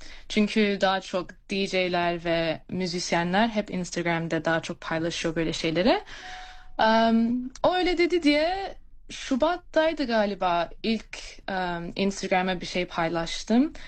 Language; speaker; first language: Turkish; early bilingual, heritage; Turkish